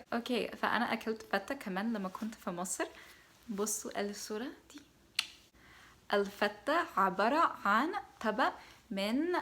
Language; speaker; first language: Arabic; non-native, fluent; English